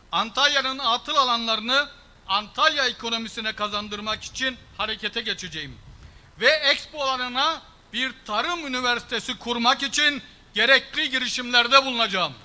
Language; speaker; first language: Turkish; early bilingual, heritage; Turkish